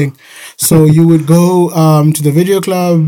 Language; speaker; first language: English; non-native, local second language; Shona